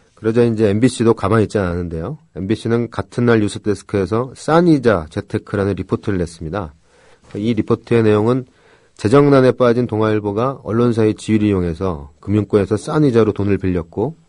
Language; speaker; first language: Korean; native; Korean